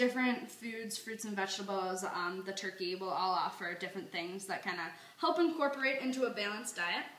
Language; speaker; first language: English; native; English